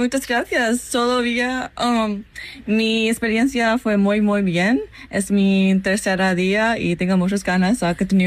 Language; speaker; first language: Spanish; non-native, learner; English